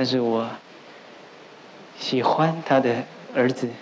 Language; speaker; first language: Chinese; native; Chinese